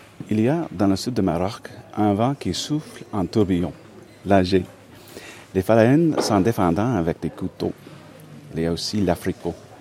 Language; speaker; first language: French; non-native, fluent; English